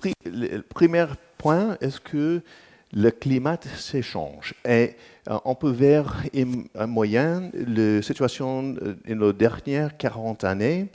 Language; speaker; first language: French; non-native, learner; English